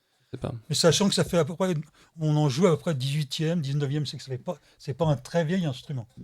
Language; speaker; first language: French; native; French